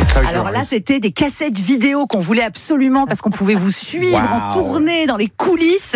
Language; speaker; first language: French; native; French